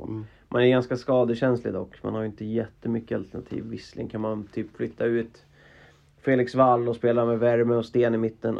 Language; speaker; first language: Swedish; native; Swedish